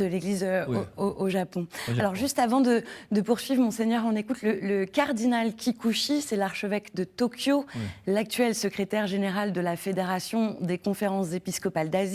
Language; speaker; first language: French; native; French